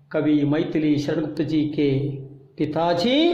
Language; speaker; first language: Hindi; non-native, local second language; Kannada